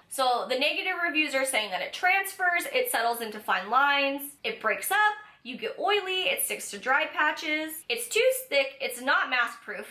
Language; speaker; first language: English; native; English